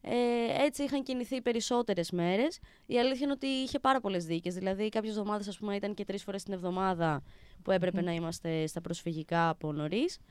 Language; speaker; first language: Greek; native; Greek